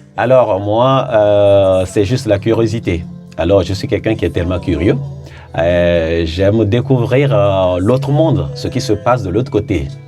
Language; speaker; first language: French; non-native, local second language; Ewe